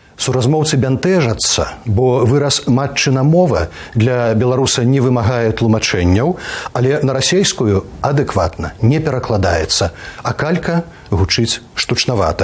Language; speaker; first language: Belarusian; native; Belarusian